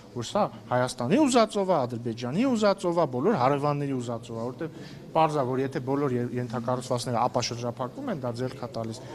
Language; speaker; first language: Armenian; native; Armenian